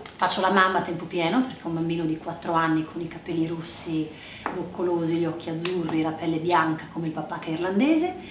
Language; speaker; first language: Italian; native; Italian